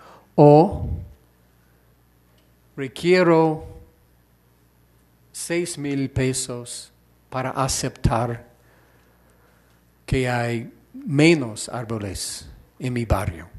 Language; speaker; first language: Spanish; non-native, fluent; English